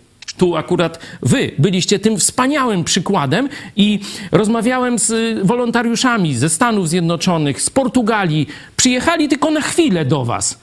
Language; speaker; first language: Polish; native; Polish